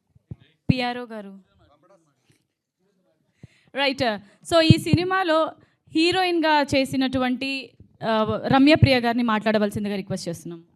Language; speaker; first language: Telugu; native; Telugu